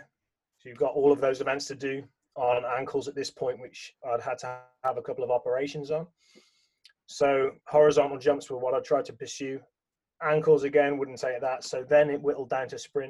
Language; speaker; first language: English; native; English